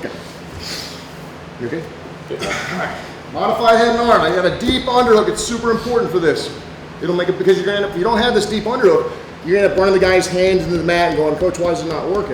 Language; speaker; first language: English; native; English